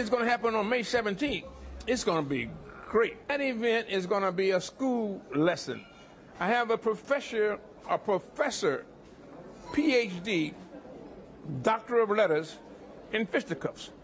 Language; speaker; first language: English; native; English